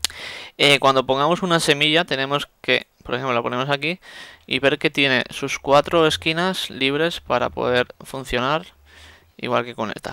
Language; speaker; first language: Spanish; native; Spanish